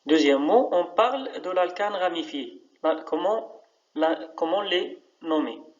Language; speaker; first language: French; non-native, local second language; Arabic